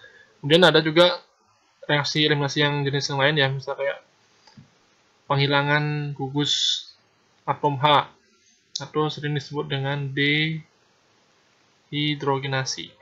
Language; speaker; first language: Indonesian; native; Indonesian